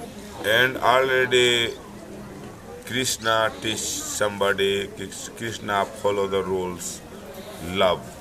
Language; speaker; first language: English; non-native, learner; Hindi